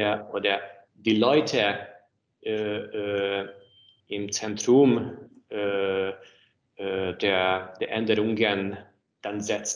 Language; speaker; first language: German; non-native, fluent; Hungarian